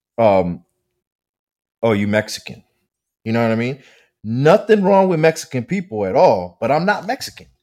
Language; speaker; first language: English; early bilingual, other home language; Spanish